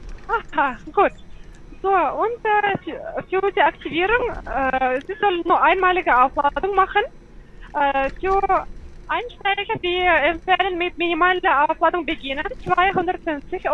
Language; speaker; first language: German; non-native, learner; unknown